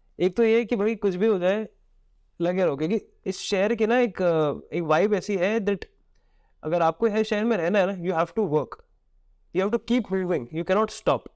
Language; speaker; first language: Hindi; native; Hindi